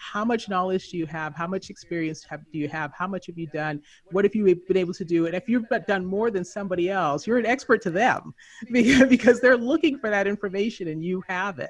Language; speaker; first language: English; native; English